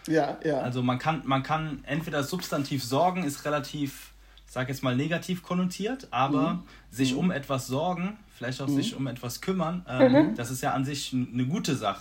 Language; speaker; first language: German; native; German